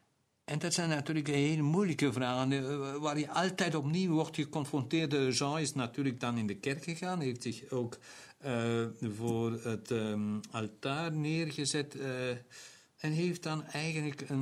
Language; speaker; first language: Dutch; non-native, local second language; German